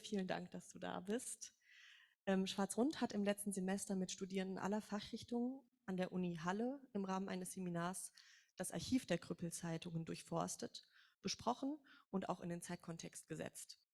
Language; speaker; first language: German; native; German